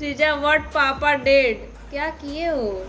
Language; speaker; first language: Hindi; native; Hindi